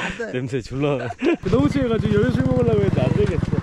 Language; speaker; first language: Korean; native; Korean